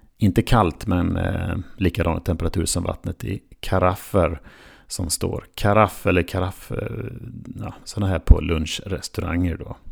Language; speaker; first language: Swedish; native; Swedish